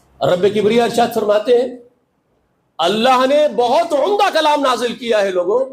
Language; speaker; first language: Urdu; native; Urdu